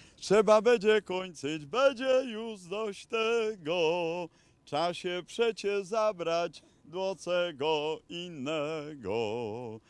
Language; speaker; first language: Polish; native; Polish